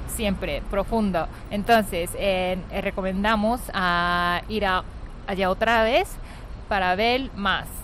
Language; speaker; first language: Spanish; non-native, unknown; Japanese